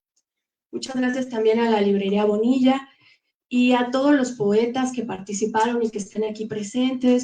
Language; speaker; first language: Spanish; native; Spanish